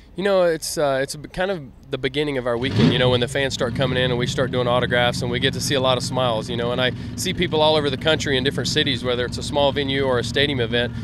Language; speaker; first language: English; native; English